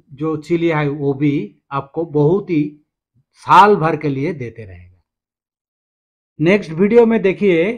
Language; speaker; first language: Hindi; non-native, local second language; Bangla